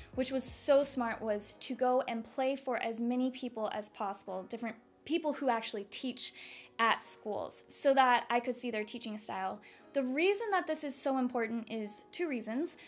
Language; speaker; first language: English; native; English